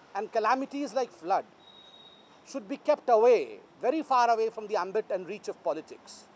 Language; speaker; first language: English; non-native, local second language; Hindi